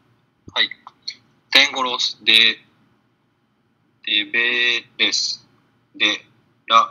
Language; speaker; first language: Spanish; non-native, learner; Japanese